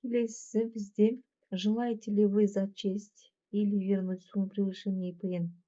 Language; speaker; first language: Russian; non-native, local second language; Kazakh